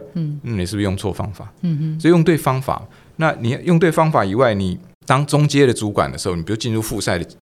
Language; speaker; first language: Chinese; non-native, local second language; Min Nan Chinese